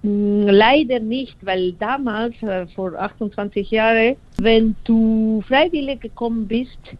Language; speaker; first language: German; non-native, fluent; Spanish